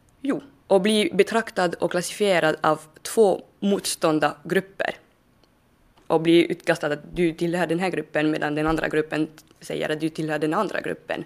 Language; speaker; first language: Swedish; non-native, fluent; French